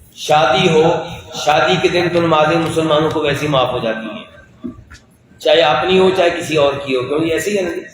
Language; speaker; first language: Urdu; non-native, local second language; Punjabi